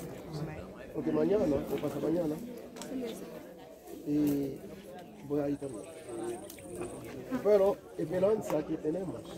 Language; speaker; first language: Spanish; non-native, learner; Haitian Creole